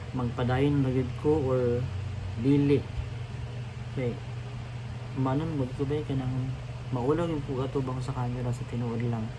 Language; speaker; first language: Cebuano; non-native, local second language; Filipino